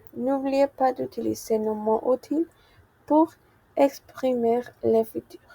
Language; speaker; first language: French; non-native, fluent; Spanish